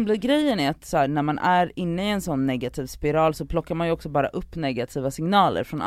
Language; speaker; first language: Swedish; native; Swedish